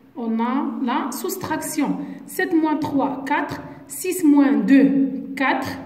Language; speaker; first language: French; non-native, local second language; Arabic